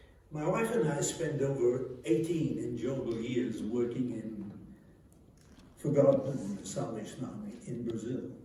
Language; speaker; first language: English; native; English